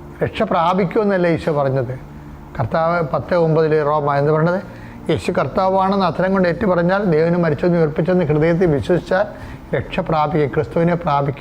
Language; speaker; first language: Malayalam; native; Malayalam